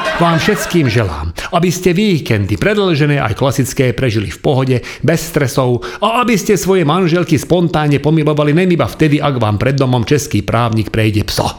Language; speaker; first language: Slovak; non-native, local second language; Hungarian